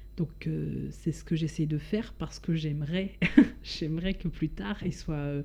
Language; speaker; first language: French; native; French